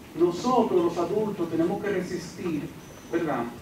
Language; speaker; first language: Spanish; early bilingual, heritage; Spanish